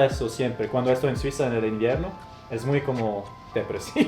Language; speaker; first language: Spanish; non-native, fluent; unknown